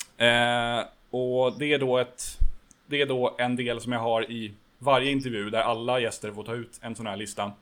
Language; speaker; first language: Swedish; native; Swedish